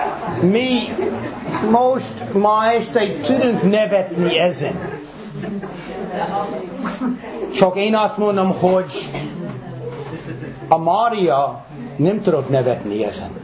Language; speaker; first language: Hungarian; non-native, fluent; English